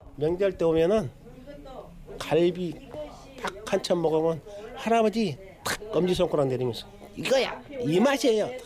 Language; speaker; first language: Korean; native; Korean